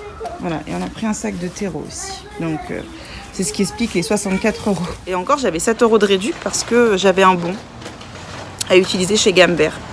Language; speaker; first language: French; native; French